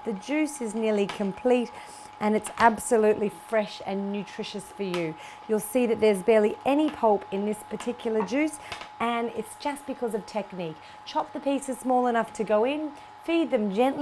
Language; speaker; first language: English; native; English